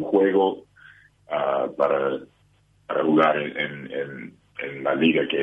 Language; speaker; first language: Spanish; non-native, learner; English